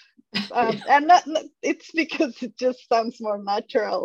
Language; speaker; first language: English; non-native, fluent; Spanish